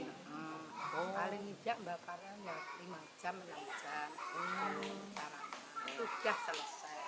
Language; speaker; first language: Indonesian; non-native, local second language; Javanese